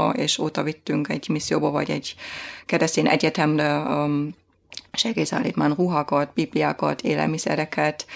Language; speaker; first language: Hungarian; non-native, fluent; German